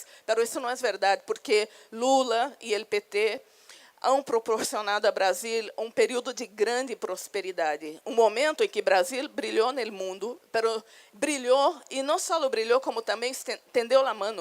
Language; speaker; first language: Portuguese; non-native, fluent; Spanish